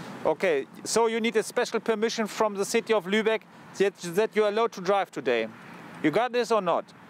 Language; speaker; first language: English; non-native, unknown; German